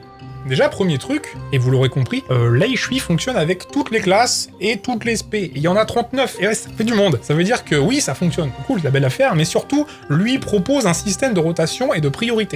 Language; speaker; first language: French; native; French